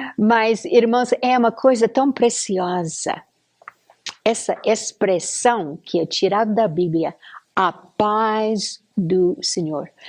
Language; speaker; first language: Portuguese; non-native, fluent; English